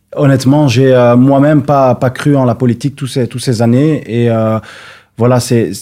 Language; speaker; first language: French; native; French